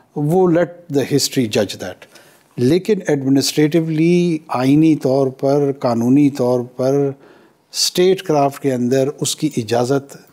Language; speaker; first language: Urdu; non-native, local second language; Pashto